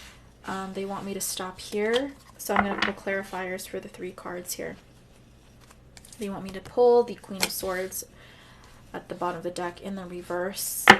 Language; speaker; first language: English; native; English